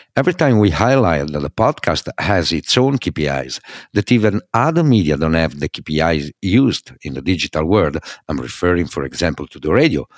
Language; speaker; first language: English; non-native, fluent; Italian